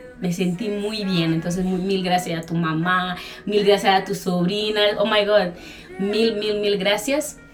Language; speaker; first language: Spanish; non-native, fluent; Portuguese